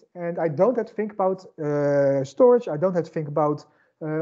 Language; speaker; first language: English; non-native, fluent; Dutch